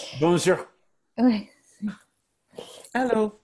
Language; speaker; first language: French; non-native, fluent; English